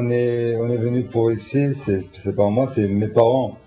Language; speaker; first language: French; non-native, learner; Turkish